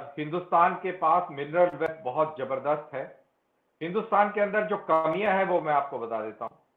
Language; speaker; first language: Hindi; non-native, local second language; Punjabi